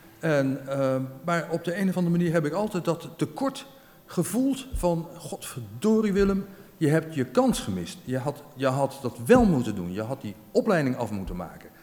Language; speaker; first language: Dutch; native; Dutch